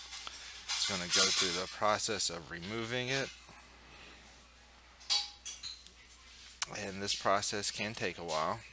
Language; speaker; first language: English; native; English